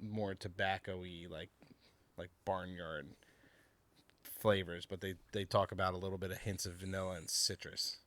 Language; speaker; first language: English; native; English